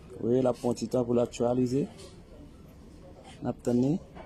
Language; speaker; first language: French; non-native, learner; Haitian Creole